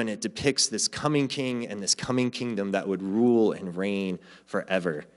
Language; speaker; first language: English; native; English